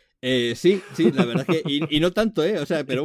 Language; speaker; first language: Spanish; native; Spanish